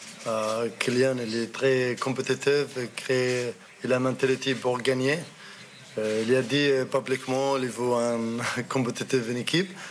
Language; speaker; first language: French; non-native, learner; Arabic